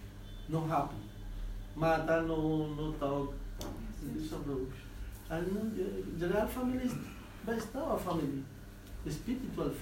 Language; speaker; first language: English; non-native, learner; Spanish